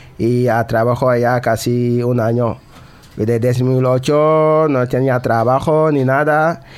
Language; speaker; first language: Spanish; non-native, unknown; Wolof